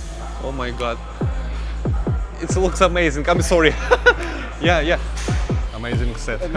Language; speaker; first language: English; non-native, learner; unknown